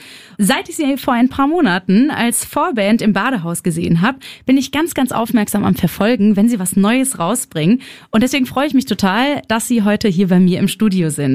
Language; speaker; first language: German; native; German